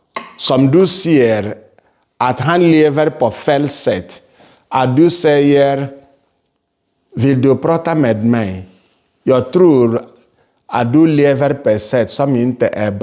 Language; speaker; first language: Swedish; non-native, fluent; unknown